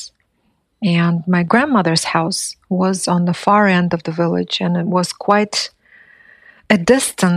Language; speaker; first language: English; non-native, fluent; Buriat